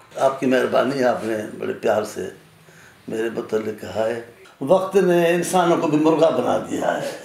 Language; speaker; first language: Urdu; non-native, local second language; Sindhi